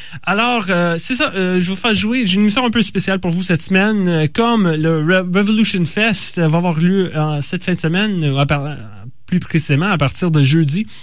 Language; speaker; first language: French; native; French